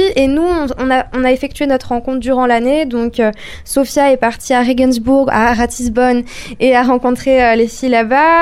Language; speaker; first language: French; native; French